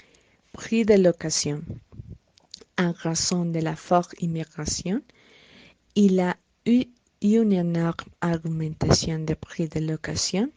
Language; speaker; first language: French; non-native, learner; Spanish